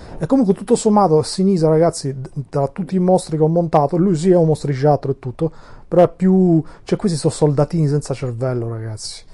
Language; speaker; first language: Italian; non-native, fluent; Albanian